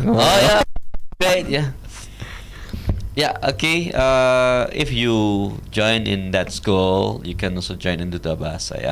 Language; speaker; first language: English; non-native, learner; Indonesian